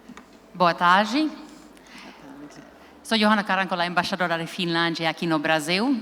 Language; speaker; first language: Portuguese; non-native, learner; Finnish